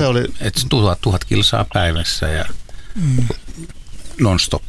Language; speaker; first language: Finnish; native; Finnish